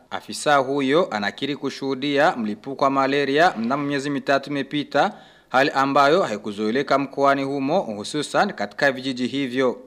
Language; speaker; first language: Swahili; non-native, local second language; Rundi